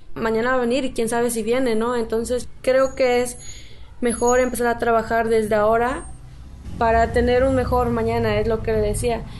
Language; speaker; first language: Spanish; native; Spanish